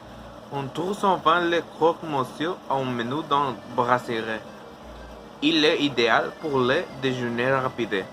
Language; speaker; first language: French; non-native, learner; Spanish